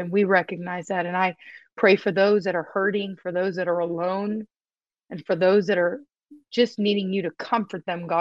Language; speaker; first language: English; early bilingual, other home language; Spanish